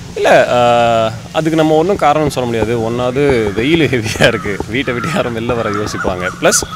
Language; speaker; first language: Tamil; native; Tamil